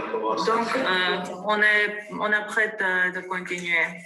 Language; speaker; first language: French; non-native, fluent; Armenian